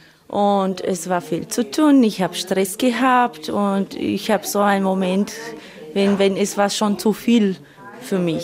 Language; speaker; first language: German; non-native, learner; Romanian